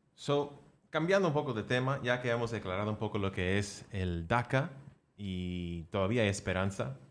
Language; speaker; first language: Spanish; early bilingual, heritage; Spanish